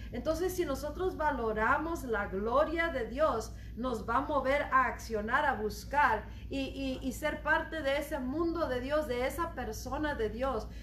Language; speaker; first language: Spanish; early bilingual, heritage; Spanish